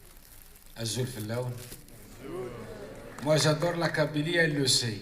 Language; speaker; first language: French; non-native, local second language; Arabic